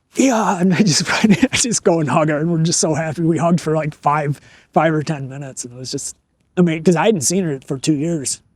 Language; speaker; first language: English; native; English